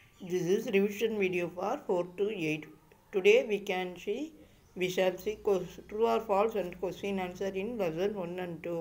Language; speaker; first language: English; non-native, local second language; Tamil